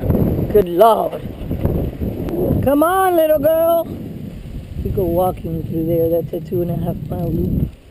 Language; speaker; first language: English; early bilingual, other home language; Spanish